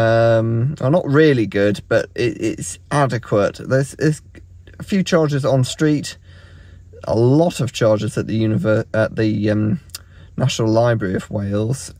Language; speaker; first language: English; native; English